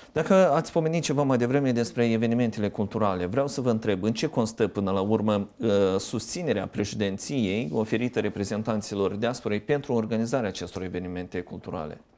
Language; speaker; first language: Romanian; native; Romanian